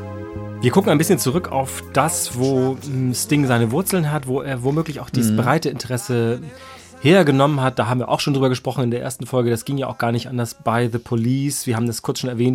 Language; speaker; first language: German; native; German